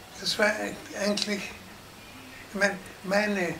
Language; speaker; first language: German; native; German